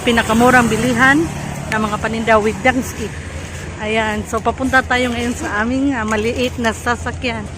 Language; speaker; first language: Filipino; non-native, local second language; Cebuano